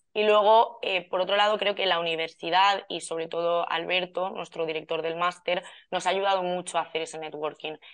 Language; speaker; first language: Spanish; native; Spanish